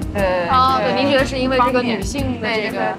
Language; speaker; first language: Chinese; native; Chinese